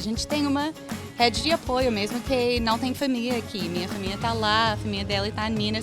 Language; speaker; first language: Portuguese; non-native, fluent; English